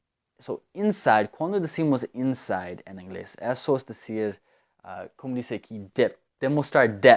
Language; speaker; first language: Spanish; non-native, fluent; English